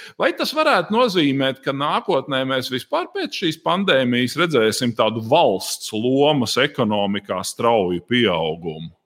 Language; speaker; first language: Latvian; native; Latvian